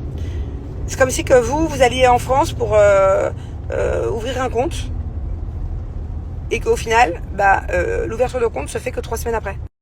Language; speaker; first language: French; native; French